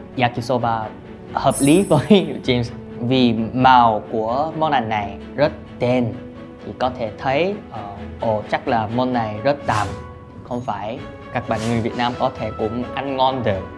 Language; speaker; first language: Vietnamese; non-native, fluent; Korean